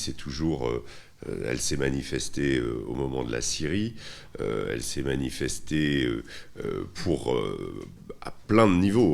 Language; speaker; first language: French; native; French